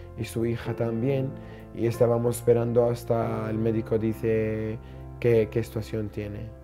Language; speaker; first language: Spanish; non-native, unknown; Arabic